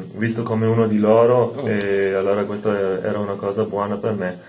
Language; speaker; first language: Italian; non-native, fluent; German